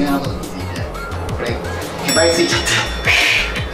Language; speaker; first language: Japanese; native; Japanese